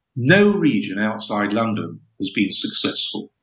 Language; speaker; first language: English; native; English